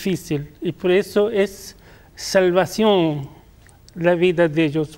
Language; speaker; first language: Spanish; non-native, fluent; Arabic